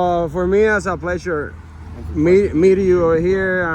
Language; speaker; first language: English; non-native, learner; Spanish